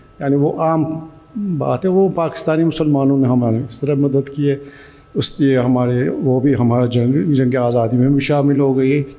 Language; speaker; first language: Urdu; non-native, fluent; Turkish